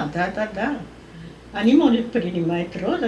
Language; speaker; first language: Russian; non-native, learner; Spanish